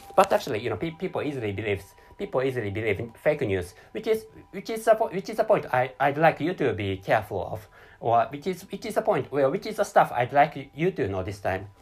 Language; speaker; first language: English; non-native, learner; Japanese